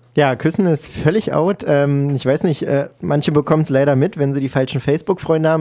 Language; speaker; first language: German; native; German